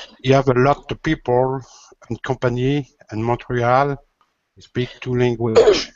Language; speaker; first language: English; non-native, learner; French